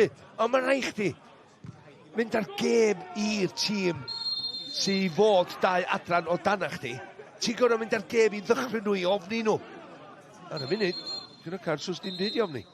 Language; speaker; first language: Welsh; native; Welsh